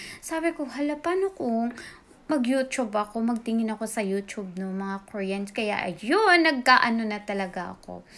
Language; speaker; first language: Filipino; non-native, local second language; Cebuano